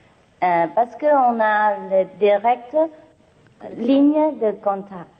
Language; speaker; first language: French; non-native, learner; Vietnamese